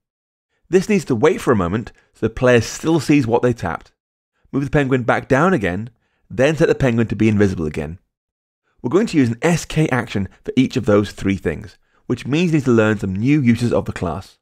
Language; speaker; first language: English; native; English